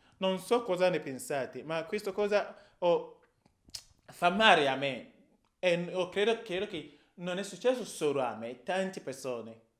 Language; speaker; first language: Italian; non-native, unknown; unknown